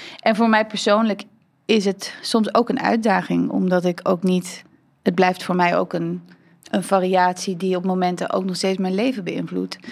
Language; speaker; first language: Dutch; early bilingual, heritage; Dutch